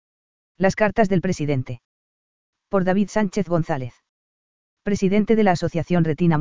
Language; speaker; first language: Spanish; native; Spanish